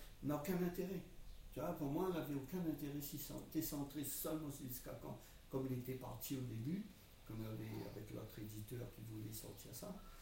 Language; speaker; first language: French; non-native, local second language; Réunion Creole French